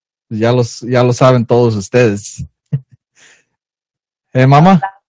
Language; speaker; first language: Spanish; early bilingual, heritage; Spanish